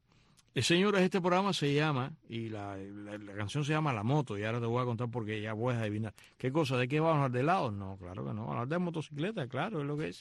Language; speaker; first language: Spanish; native; Spanish